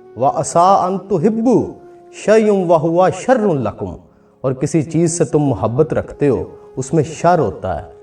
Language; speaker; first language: Urdu; non-native, local second language; Punjabi